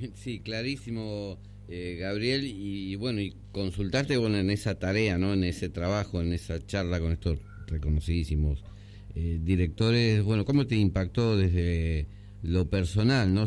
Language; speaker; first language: Spanish; native; Spanish